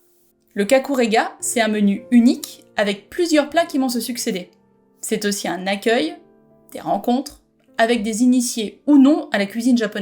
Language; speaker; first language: French; native; French